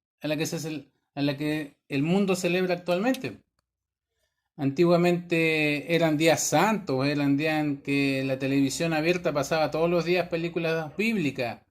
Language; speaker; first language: Spanish; native; Spanish